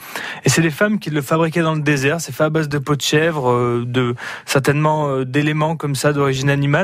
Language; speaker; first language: French; native; French